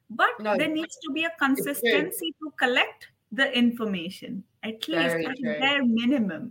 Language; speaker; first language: English; non-native, local second language; Hindi